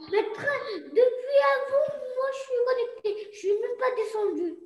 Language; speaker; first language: French; non-native, local second language; Arabic